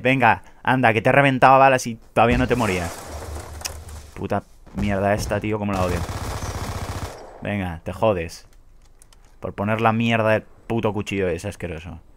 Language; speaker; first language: Spanish; native; Spanish